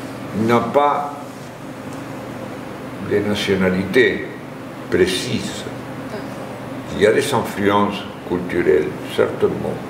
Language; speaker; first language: French; non-native, fluent; Spanish